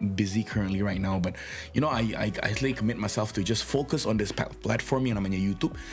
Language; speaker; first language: English; non-native, fluent; Indonesian